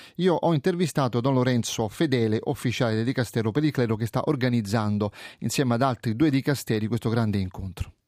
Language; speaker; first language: Italian; native; Italian